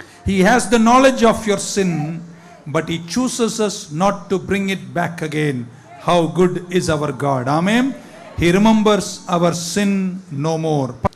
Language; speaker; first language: English; non-native, local second language; Tamil